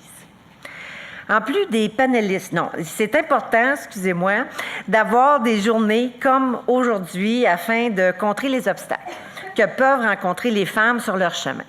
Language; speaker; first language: French; native; French